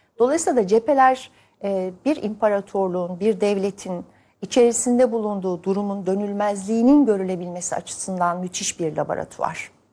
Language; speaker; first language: Turkish; native; Turkish